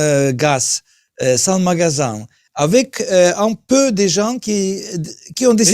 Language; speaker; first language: French; non-native, learner; Russian